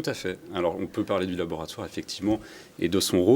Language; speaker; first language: French; native; French